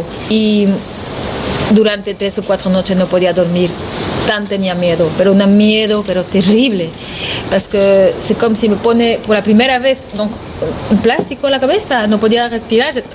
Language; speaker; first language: Spanish; non-native, learner; French